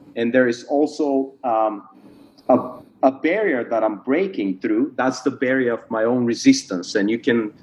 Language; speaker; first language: English; non-native, fluent; Bulgarian